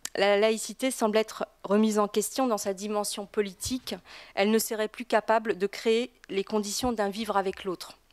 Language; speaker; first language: French; native; French